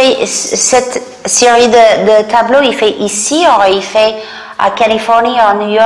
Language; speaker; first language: French; non-native, learner; English